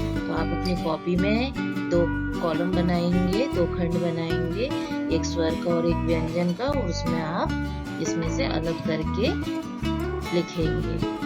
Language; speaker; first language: Hindi; native; Hindi